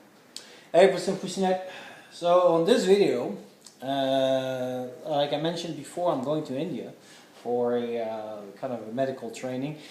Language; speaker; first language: English; non-native, fluent; French